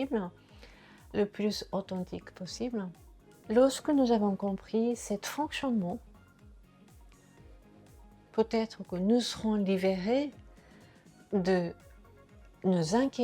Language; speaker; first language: French; non-native, fluent; Japanese